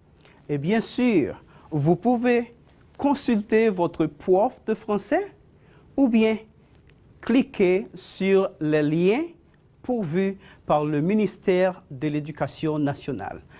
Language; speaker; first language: French; non-native, fluent; Spanish